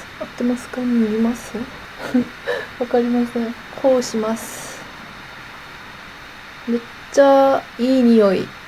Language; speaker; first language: Japanese; non-native, learner; French